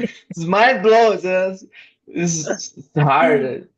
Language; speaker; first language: English; non-native, learner; Portuguese